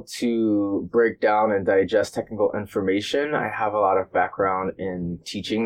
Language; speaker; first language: English; native; English